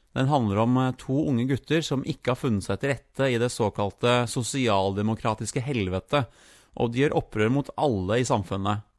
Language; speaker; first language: Norwegian; native; Norwegian